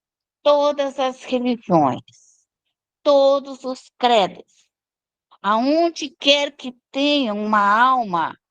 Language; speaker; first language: Portuguese; native; Portuguese